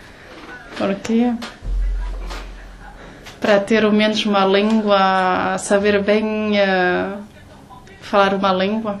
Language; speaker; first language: Portuguese; early bilingual, heritage; Portuguese